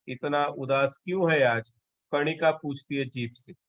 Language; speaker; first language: Hindi; non-native, local second language; Marathi